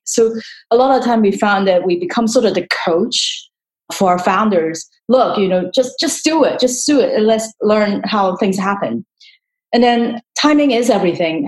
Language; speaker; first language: English; non-native, local second language; Cantonese